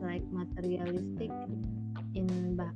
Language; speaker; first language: English; non-native, learner; Indonesian